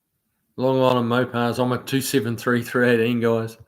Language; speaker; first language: English; native; English